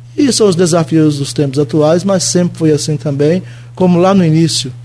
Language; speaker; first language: Portuguese; native; Portuguese